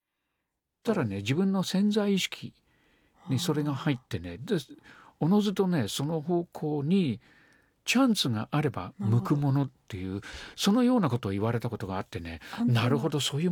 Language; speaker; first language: Japanese; non-native, fluent; English